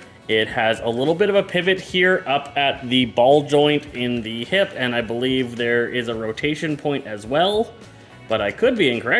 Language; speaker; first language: English; native; English